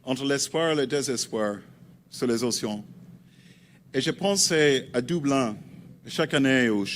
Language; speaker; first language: French; non-native, learner; English